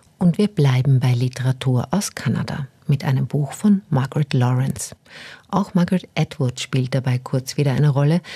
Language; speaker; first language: German; native; German